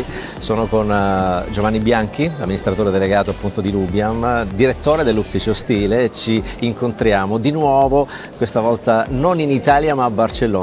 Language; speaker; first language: Italian; native; Italian